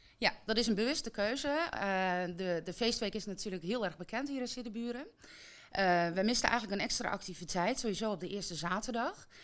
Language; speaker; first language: Dutch; native; Dutch